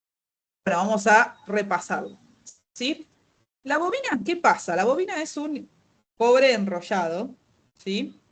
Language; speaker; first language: Spanish; native; Spanish